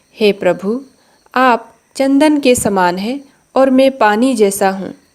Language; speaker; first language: Hindi; non-native, local second language; Nepali